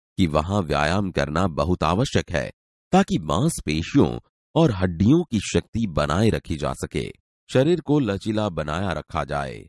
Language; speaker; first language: Hindi; non-native, local second language; Gujarati